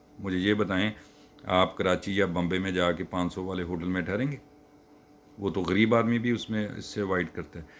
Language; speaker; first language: Urdu; native; Urdu